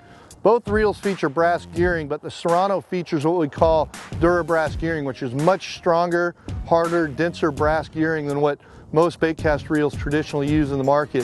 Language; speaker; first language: English; native; English